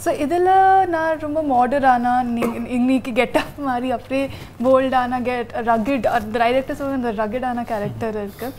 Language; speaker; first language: Tamil; non-native, learner; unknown